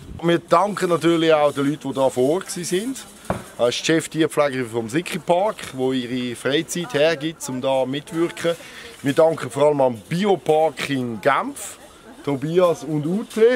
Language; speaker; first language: German; native; German